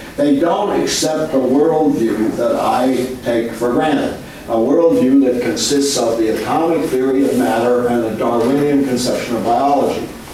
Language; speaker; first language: English; native; English